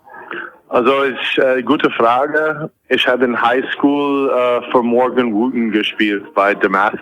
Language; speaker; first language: German; non-native, fluent; English